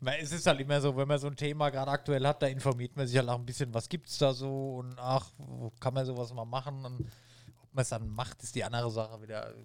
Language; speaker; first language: German; native; German